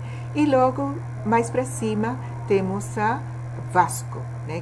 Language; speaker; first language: Portuguese; non-native, fluent; Spanish